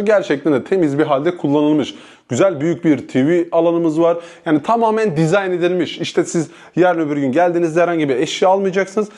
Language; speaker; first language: Turkish; native; Turkish